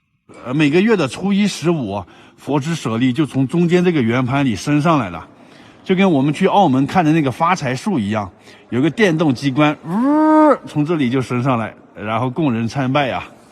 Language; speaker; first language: Chinese; native; Chinese